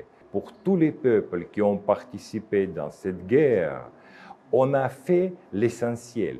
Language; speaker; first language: French; non-native, fluent; Russian